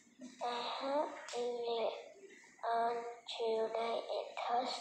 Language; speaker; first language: English; non-native, learner; Vietnamese